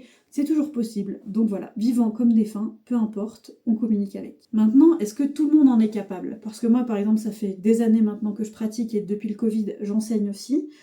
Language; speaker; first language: French; native; French